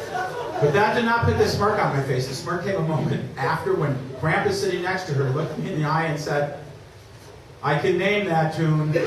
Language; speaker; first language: English; native; English